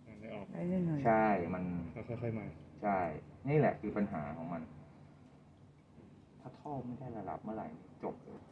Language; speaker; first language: Thai; native; Thai